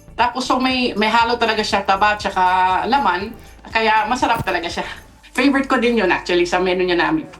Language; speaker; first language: Filipino; non-native, fluent; Dutch